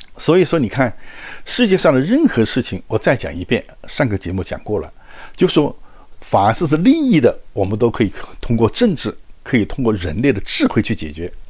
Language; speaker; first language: Chinese; native; Chinese